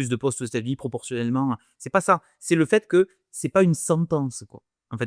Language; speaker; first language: French; native; French